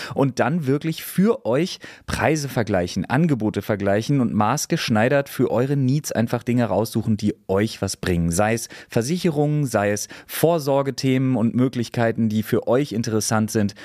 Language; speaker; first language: German; native; German